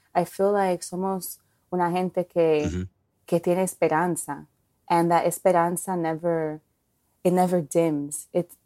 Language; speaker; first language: English; native; English